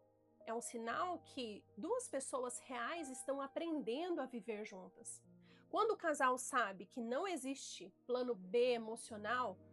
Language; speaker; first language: Portuguese; native; Portuguese